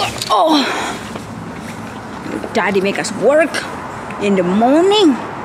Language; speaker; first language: English; non-native, fluent; Indonesian